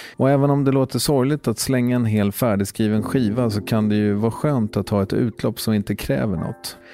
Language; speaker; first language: Swedish; native; Swedish